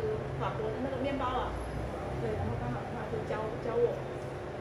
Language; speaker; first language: Chinese; non-native, fluent; Vietnamese